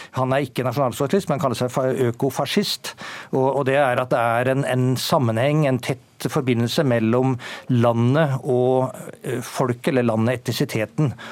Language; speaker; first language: Norwegian; native; Norwegian